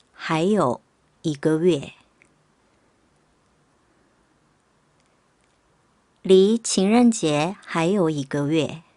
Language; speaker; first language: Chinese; non-native, fluent; Korean